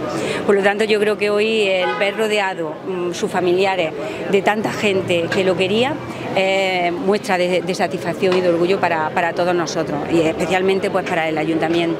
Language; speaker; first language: Spanish; native; Spanish